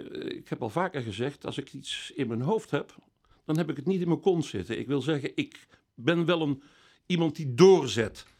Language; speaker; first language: Dutch; native; Dutch